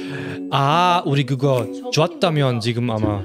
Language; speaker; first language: Korean; non-native, fluent; German